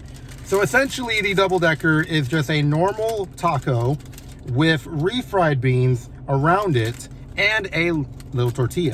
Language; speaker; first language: English; native; English